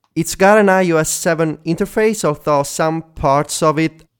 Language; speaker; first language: English; non-native, fluent; Italian